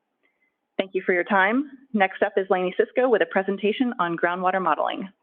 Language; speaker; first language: English; native; English